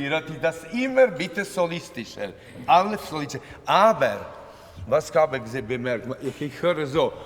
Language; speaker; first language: German; non-native, fluent; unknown